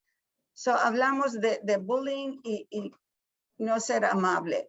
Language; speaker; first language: Spanish; early bilingual, heritage; Spanish